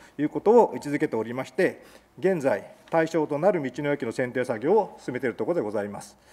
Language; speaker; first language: Japanese; native; Japanese